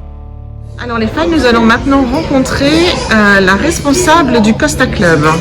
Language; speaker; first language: French; native; French